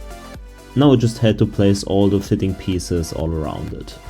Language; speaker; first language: English; non-native, fluent; German